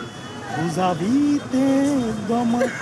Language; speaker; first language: French; non-native, learner; Bangla